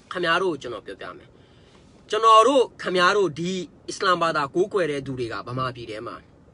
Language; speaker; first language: Burmese; non-native, local second language; Mon